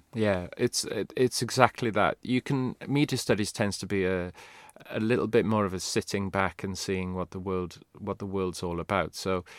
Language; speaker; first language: English; non-native, local second language; Welsh